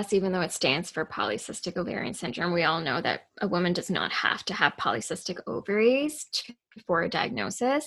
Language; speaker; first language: English; non-native, local second language; Urdu